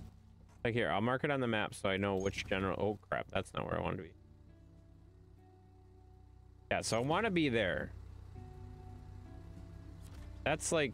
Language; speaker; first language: English; native; English